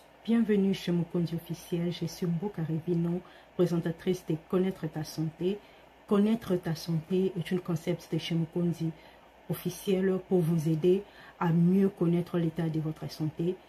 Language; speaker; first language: French; non-native, local second language; Lingala